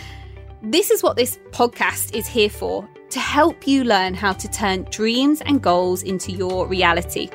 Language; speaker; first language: English; native; English